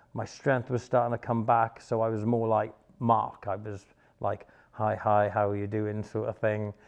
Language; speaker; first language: English; native; English